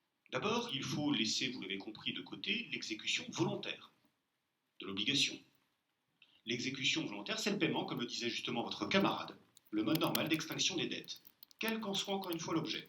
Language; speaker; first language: French; native; French